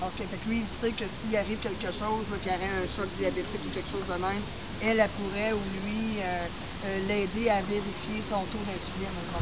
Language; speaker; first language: French; native; French